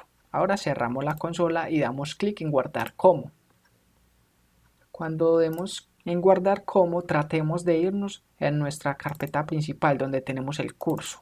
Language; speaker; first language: Spanish; native; Spanish